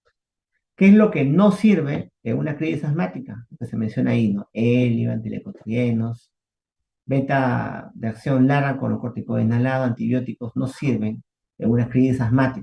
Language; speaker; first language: Spanish; native; Spanish